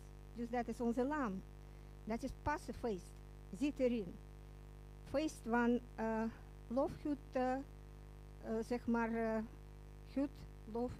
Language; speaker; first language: Dutch; non-native, learner; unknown